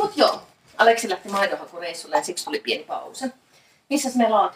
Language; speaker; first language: Finnish; native; Finnish